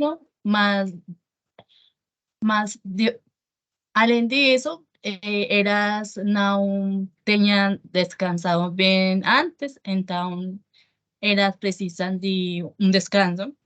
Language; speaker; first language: Portuguese; non-native, learner; Spanish